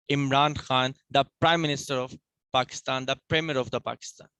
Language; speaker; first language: English; non-native, local second language; Urdu